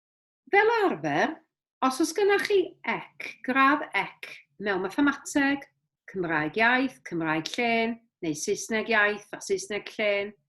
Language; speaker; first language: Welsh; native; Welsh